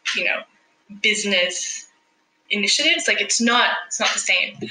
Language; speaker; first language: English; non-native, fluent; Spanish